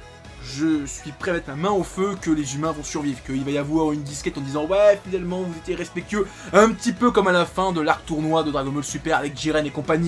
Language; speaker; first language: French; native; French